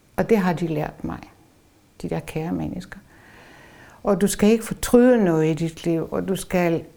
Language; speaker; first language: Danish; non-native, fluent; French